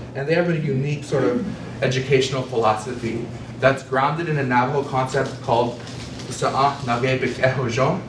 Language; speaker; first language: English; native; English